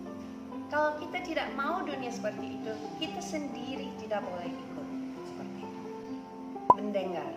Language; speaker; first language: Indonesian; non-native, fluent; English